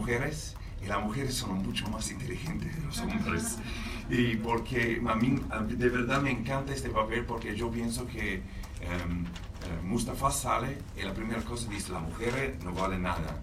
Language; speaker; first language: Spanish; non-native, fluent; Italian